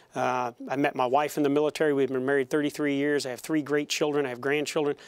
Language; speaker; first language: English; native; English